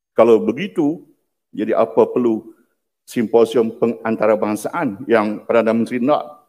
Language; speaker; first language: Malay; non-native, local second language; Iban